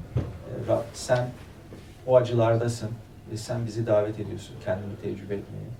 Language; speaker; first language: Turkish; early bilingual, other home language; German